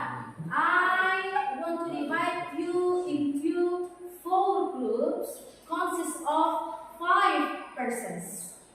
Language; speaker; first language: English; non-native, learner; Indonesian